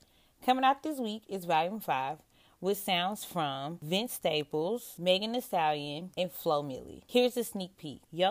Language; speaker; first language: English; native; English